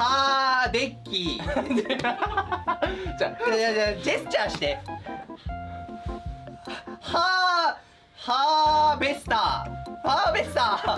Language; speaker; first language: Japanese; native; Japanese